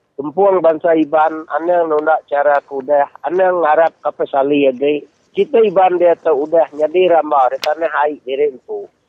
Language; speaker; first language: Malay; native; Malay